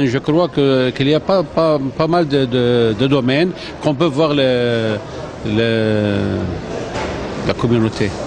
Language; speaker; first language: French; non-native, fluent; Arabic